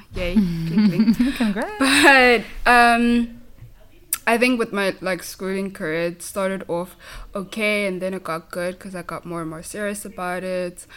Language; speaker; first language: English; non-native, local second language; Zulu